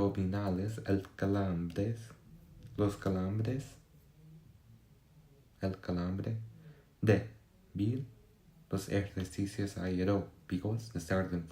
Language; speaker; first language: Spanish; non-native, learner; English